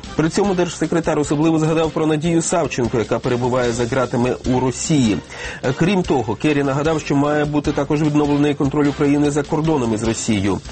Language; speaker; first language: Ukrainian; native; Ukrainian